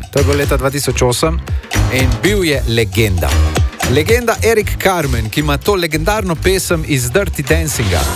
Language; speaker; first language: Slovenian; native; Slovenian